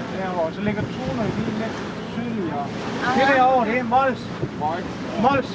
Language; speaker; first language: Danish; native; Danish